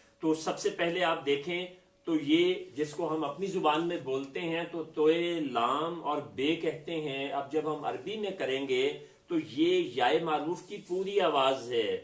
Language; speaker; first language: Urdu; non-native, local second language; Punjabi